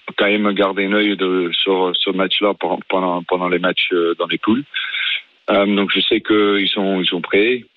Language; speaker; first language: French; non-native, fluent; Afrikaans